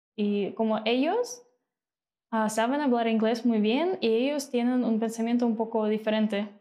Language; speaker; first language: Spanish; non-native, fluent; Ukrainian